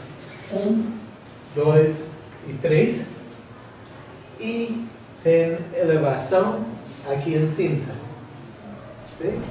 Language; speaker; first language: Portuguese; non-native, fluent; English